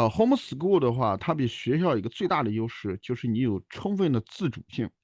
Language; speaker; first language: Chinese; native; Chinese